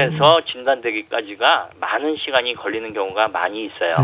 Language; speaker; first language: Korean; native; Korean